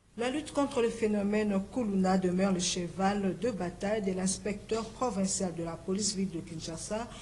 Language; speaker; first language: French; non-native, local second language; Lingala